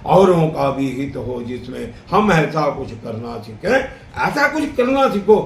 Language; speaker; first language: Hindi; non-native, local second language; Punjabi